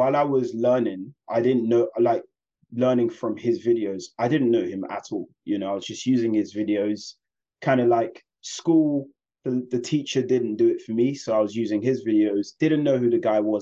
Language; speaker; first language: English; native; English